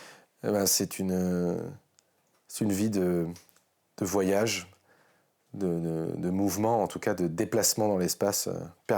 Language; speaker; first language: French; native; French